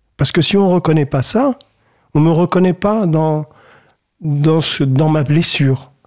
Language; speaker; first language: French; early bilingual, other home language; Kabyle